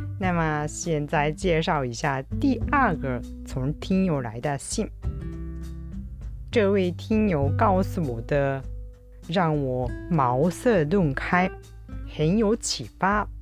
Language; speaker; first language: Chinese; non-native, fluent; Japanese